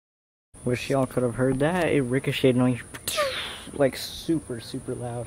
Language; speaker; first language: English; native; English